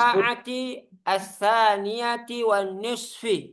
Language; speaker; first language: Arabic; non-native, learner; Indonesian